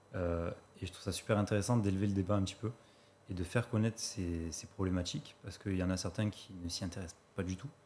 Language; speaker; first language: French; native; French